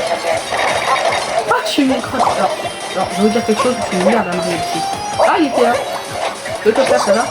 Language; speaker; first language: French; native; French